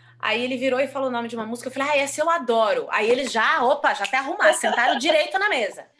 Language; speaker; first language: Portuguese; native; Portuguese